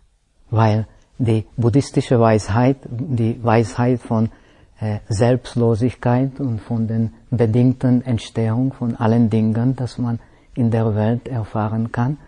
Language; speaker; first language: German; non-native, fluent; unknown